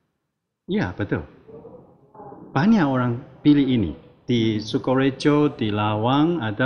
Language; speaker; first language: Indonesian; non-native, learner; Chinese